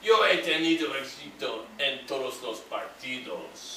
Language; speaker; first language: Spanish; non-native, learner; English